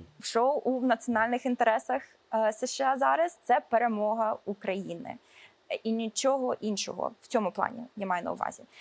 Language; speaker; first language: Ukrainian; early bilingual, heritage; Ukrainian